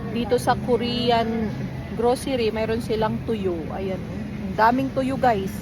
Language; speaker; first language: Filipino; non-native, local second language; Pangasinan